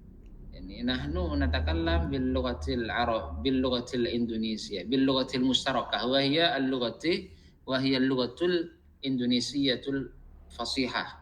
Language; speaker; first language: Arabic; non-native, fluent; Indonesian